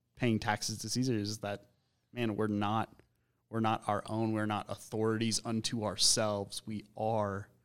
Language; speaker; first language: English; native; English